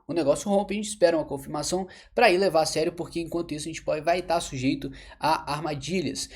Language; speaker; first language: Portuguese; native; Portuguese